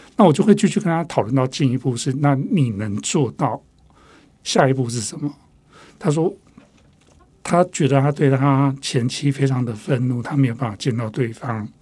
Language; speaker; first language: Chinese; non-native, local second language; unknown